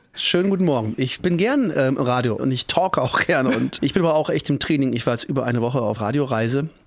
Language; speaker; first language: German; native; German